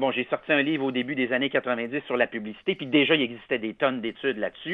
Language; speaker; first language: French; native; French